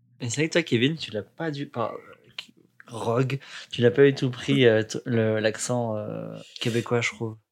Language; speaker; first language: French; native; French